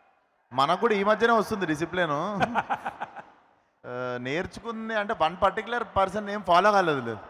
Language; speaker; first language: Telugu; native; Telugu